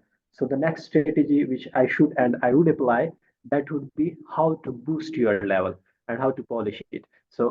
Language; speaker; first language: English; non-native, fluent; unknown